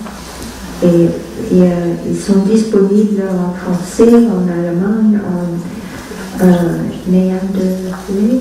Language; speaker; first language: French; non-native, fluent; Vietnamese